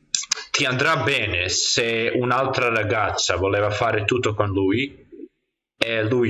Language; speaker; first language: Italian; non-native, fluent; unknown